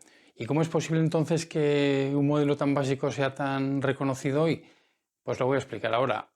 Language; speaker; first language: Spanish; native; Spanish